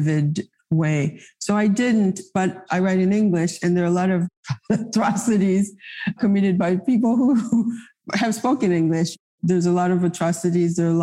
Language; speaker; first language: English; non-native, fluent; Haitian Creole